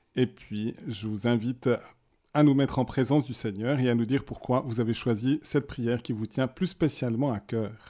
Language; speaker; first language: French; native; French